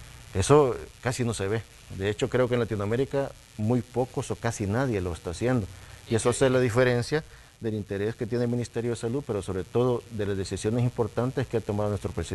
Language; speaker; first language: Spanish; native; Spanish